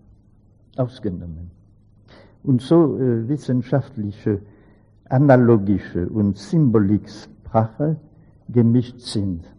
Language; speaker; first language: German; non-native, learner; French